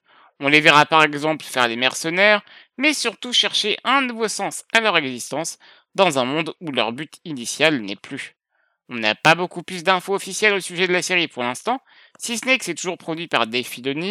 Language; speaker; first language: French; native; French